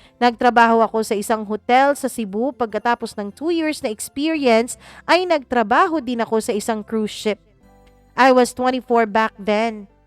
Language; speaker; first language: Filipino; non-native, local second language; Cebuano